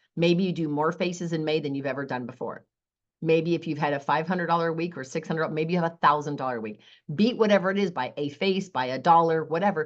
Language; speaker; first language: English; native; English